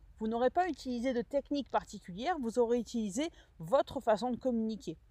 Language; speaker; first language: French; native; French